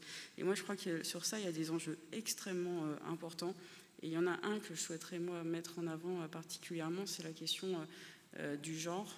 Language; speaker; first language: French; native; French